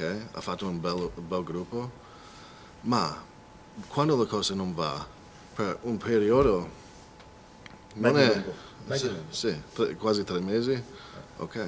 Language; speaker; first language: Italian; non-native, fluent; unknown